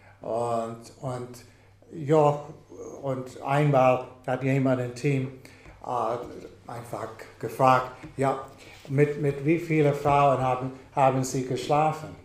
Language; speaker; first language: German; non-native, fluent; English